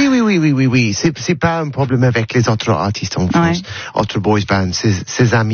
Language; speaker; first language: French; non-native, learner; English